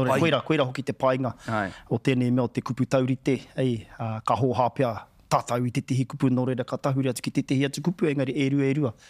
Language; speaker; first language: Māori; non-native, local second language; English